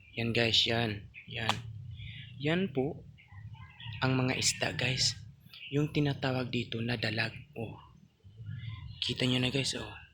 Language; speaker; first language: Filipino; non-native, local second language; Cebuano